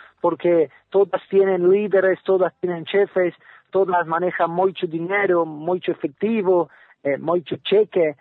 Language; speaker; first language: Portuguese; non-native, learner; Spanish